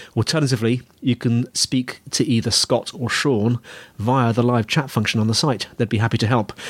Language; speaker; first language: English; native; English